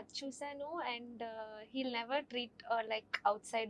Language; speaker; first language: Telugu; non-native, learner; Kannada